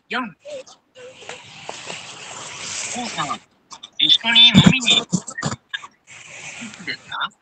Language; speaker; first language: Japanese; non-native, learner; Bangla